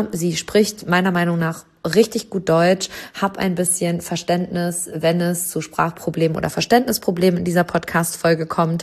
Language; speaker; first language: German; native; German